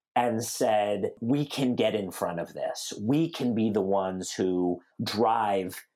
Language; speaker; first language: English; native; English